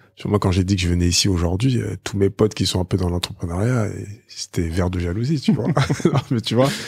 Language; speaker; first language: French; native; French